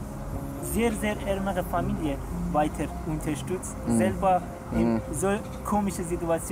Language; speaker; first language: German; non-native, learner; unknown